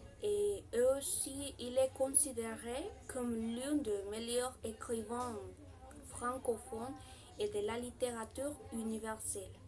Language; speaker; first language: French; non-native, learner; Spanish